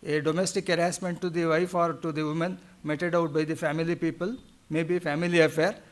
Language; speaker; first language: English; non-native, local second language; Kannada